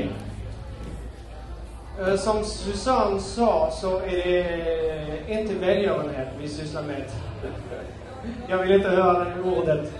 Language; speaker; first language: Swedish; non-native, fluent; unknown